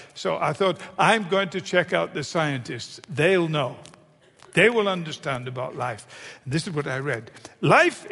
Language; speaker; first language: English; native; English